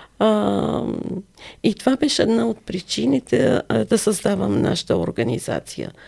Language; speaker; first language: Bulgarian; non-native, fluent; Arabic